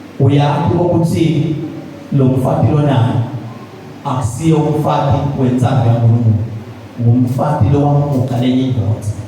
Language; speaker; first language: Zulu; non-native, local second language; Swati